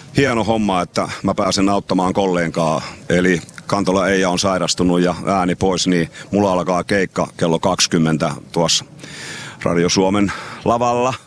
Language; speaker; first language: Finnish; native; Finnish